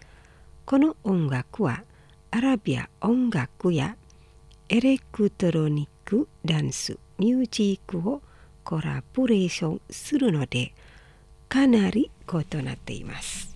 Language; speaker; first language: Japanese; non-native, fluent; Indonesian